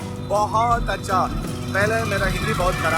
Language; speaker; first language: Hindi; non-native, local second language; Kannada